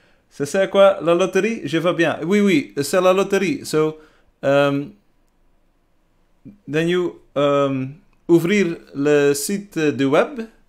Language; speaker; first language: French; non-native, learner; Dutch